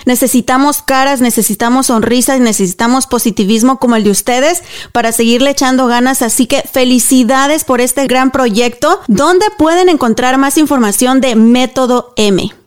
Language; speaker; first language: Spanish; native; Spanish